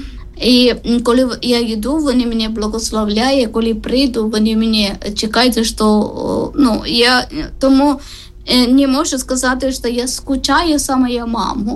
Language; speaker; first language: Ukrainian; non-native, learner; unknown